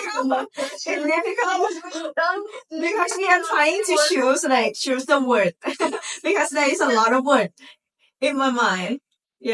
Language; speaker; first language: English; non-native, learner; Thai